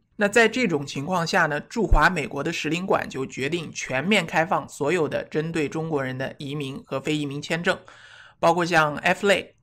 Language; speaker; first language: Chinese; native; Chinese